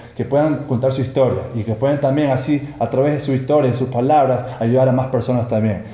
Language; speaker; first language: Spanish; non-native, fluent; English